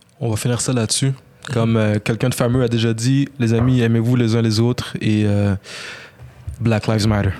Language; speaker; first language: French; native; French